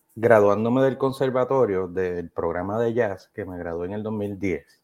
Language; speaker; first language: Spanish; native; Spanish